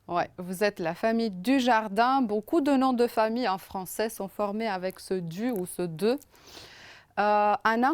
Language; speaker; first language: French; non-native, fluent; Romanian